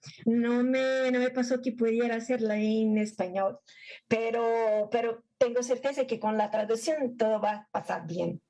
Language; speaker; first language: Spanish; non-native, fluent; Portuguese